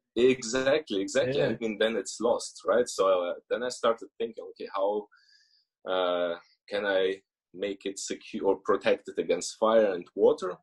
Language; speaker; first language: English; early bilingual, other home language; Russian